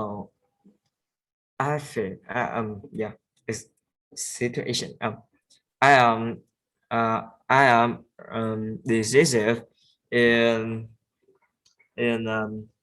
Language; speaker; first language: English; non-native, learner; Vietnamese